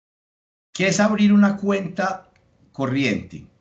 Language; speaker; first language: Spanish; native; Spanish